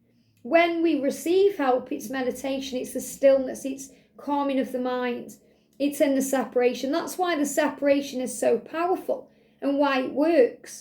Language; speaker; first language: English; native; English